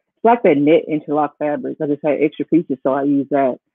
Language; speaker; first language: English; native; English